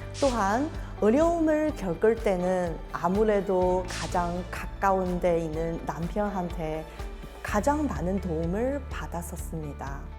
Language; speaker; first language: Korean; non-native, fluent; Chinese